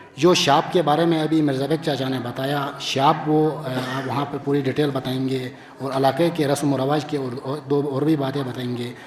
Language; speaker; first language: Urdu; non-native, local second language; Sicilian